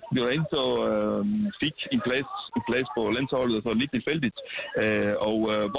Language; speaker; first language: Danish; non-native, fluent; Italian